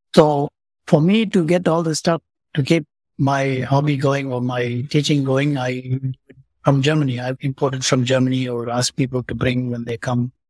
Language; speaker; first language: English; non-native, local second language; Tamil